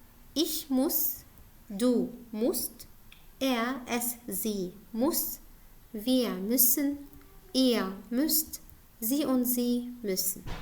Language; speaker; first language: German; non-native, learner; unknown